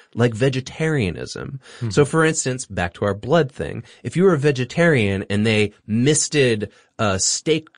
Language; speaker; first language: English; native; English